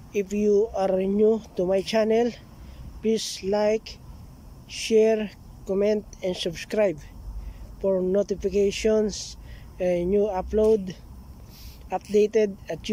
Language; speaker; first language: English; non-native, local second language; Filipino